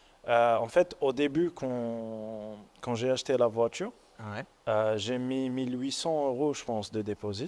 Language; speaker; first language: French; non-native, local second language; Arabic